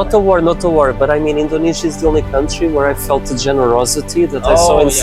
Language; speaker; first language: English; non-native, fluent; Portuguese